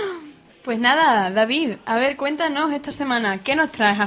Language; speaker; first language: Spanish; native; Spanish